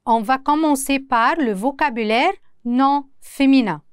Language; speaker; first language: French; non-native, fluent; Arabic